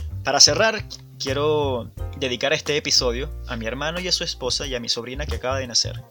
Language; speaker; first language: Spanish; native; Spanish